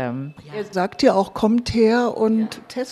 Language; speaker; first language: German; native; German